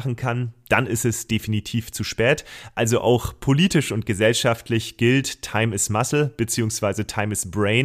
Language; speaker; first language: German; native; German